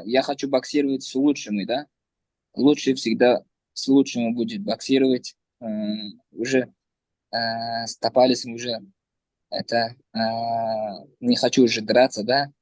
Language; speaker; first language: Russian; non-native, learner; Uzbek